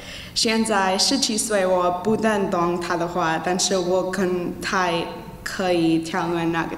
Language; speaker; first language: Chinese; non-native, learner; English